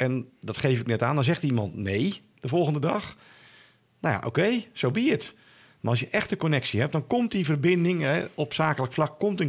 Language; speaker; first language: Dutch; native; Dutch